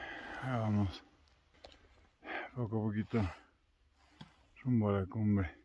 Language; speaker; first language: Spanish; native; Spanish